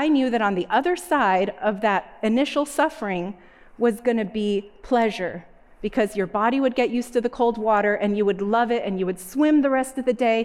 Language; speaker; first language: English; native; English